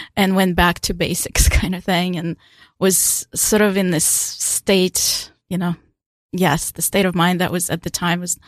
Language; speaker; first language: English; non-native, fluent; Russian